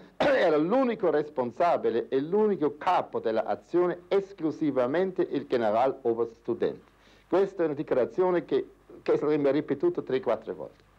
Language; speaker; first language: Italian; non-native, fluent; German